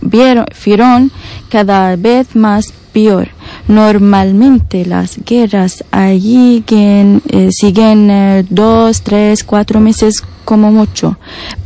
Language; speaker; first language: Spanish; non-native, learner; Arabic